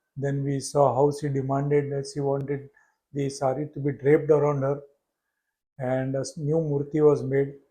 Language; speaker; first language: English; non-native, local second language; Marathi